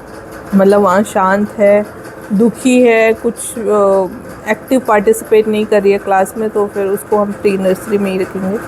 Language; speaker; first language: Hindi; native; Hindi